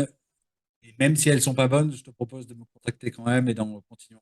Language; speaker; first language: French; native; French